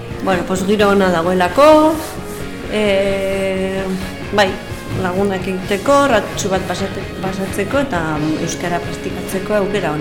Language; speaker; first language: Basque; non-native, learner; Spanish